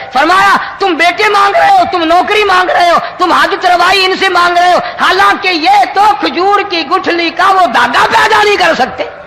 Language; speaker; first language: Urdu; non-native, local second language; Saraiki